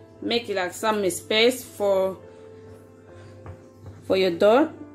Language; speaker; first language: English; non-native, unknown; Lingala